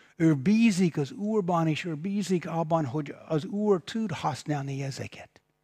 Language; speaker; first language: Hungarian; non-native, fluent; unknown